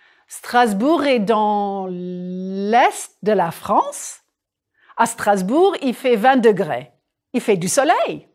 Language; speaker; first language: French; non-native, fluent; English